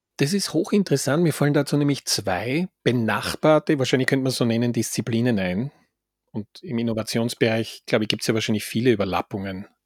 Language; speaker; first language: German; native; German